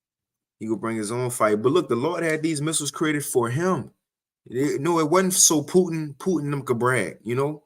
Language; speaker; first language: English; native; English